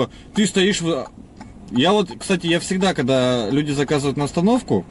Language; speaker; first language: Russian; native; Russian